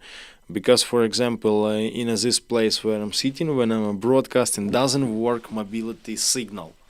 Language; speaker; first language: English; non-native, learner; Ukrainian